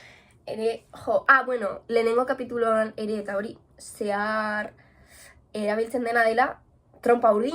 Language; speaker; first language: Basque; non-native, local second language; Spanish